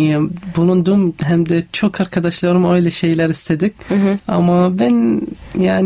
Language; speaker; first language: Turkish; non-native, learner; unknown